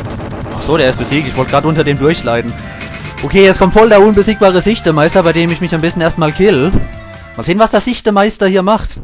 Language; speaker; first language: German; native; German